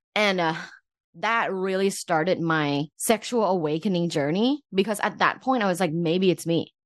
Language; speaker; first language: English; early bilingual, other home language; Thai